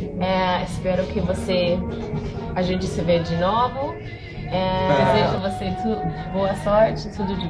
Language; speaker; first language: Portuguese; non-native, fluent; English